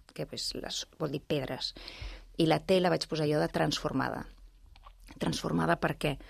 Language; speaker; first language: Catalan; non-native, local second language; Spanish